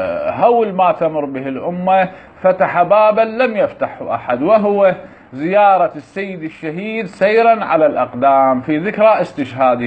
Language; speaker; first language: Arabic; native; Arabic